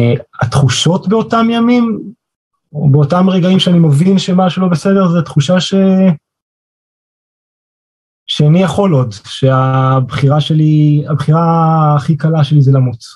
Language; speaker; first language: Hebrew; native; Hebrew